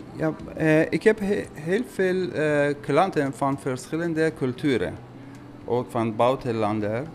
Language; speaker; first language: Dutch; non-native, learner; Persian